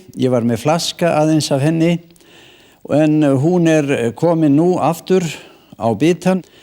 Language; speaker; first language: Icelandic; native; Icelandic